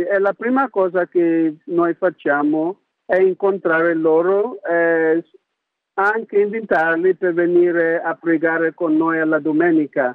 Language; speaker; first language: Italian; non-native, local second language; English